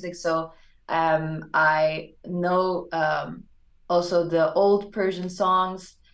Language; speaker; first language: English; non-native, fluent; German